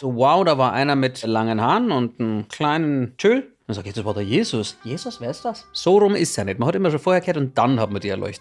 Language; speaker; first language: German; native; German